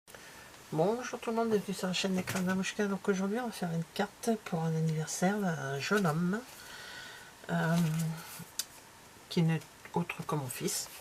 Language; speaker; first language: French; native; French